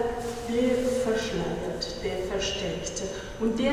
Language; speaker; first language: German; non-native, fluent; Persian